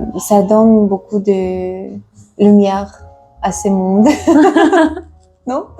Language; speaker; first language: French; non-native, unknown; Tajik